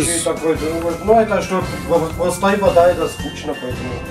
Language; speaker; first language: Russian; non-native, learner; German